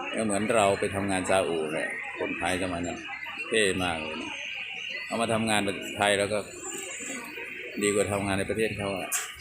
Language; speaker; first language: Thai; native; Thai